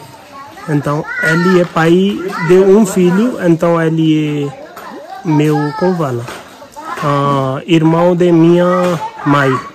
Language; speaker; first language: Portuguese; non-native, learner; Hindi